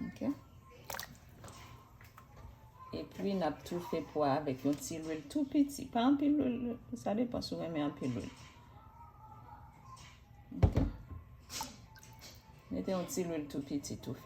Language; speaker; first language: French; non-native, learner; Haitian Creole